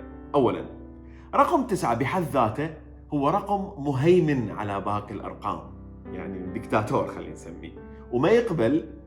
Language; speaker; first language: Arabic; native; Arabic